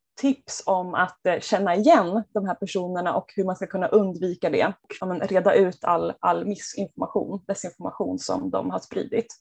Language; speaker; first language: Swedish; native; Swedish